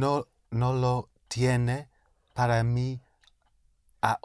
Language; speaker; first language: Spanish; non-native, learner; English